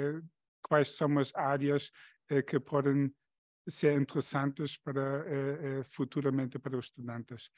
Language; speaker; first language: Portuguese; non-native, fluent; German